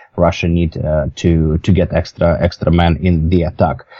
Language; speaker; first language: English; non-native, fluent; Russian